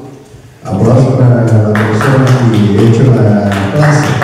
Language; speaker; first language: Spanish; non-native, learner; Korean